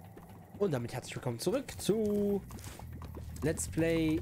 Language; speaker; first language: German; native; German